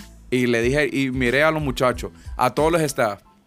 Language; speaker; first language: Spanish; early bilingual, other home language; English